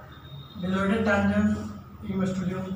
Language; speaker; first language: German; non-native, learner; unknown